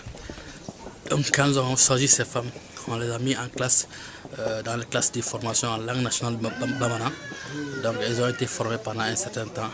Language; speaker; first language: French; non-native, local second language; Bambara